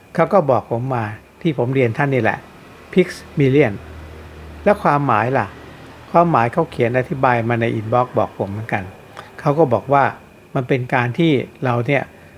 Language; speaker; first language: Thai; native; Thai